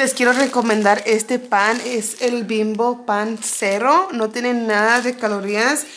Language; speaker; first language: Spanish; early bilingual, heritage; Spanish